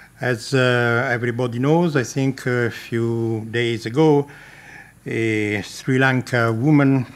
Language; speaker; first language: English; non-native, fluent; Italian